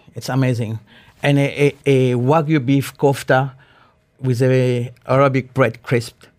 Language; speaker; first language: English; non-native, fluent; Morisyen